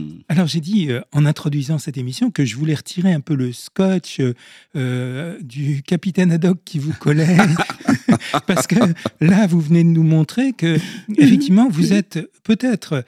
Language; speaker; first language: French; native; French